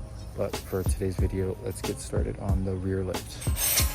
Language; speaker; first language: English; native; English